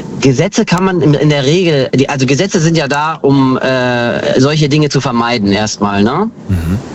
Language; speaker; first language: German; early bilingual, other home language; Kurdish